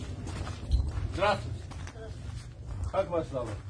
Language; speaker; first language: Russian; non-native, fluent; Azerbaijani